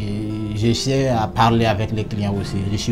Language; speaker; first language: French; non-native, learner; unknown